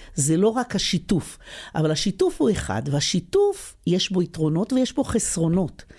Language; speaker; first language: Hebrew; native; Hebrew